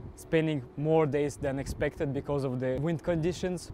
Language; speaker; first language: English; non-native, fluent; Estonian